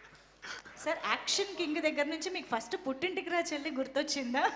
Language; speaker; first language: Telugu; native; Telugu